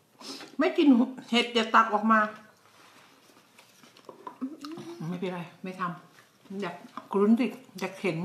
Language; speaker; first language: Thai; native; Thai